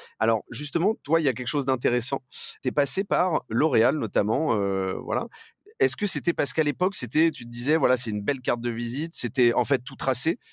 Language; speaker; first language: French; native; French